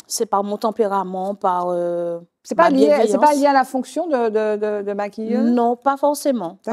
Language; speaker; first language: French; native; French